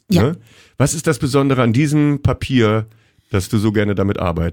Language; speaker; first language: German; native; German